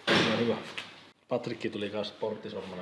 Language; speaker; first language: Finnish; native; Finnish